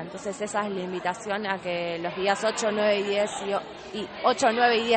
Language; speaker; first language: Spanish; native; Spanish